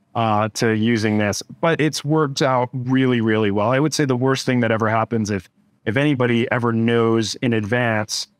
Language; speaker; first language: English; native; English